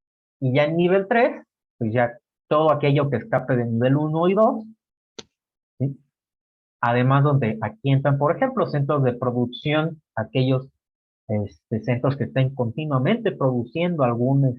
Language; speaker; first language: Spanish; native; Spanish